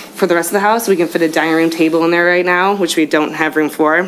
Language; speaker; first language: English; native; English